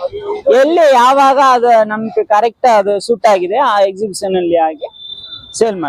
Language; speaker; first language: Kannada; non-native, local second language; Tamil